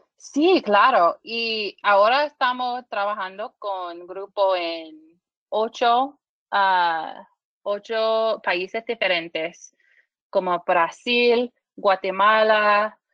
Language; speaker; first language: Spanish; non-native, learner; English